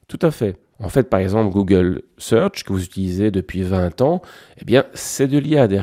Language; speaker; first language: French; native; French